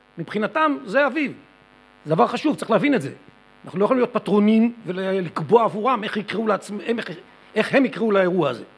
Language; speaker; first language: Hebrew; native; Hebrew